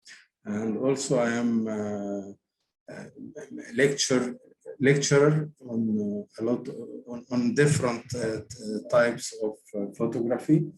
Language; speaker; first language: English; non-native, learner; Arabic